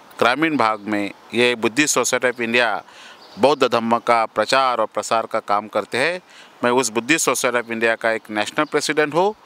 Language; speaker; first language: Hindi; non-native, local second language; Marathi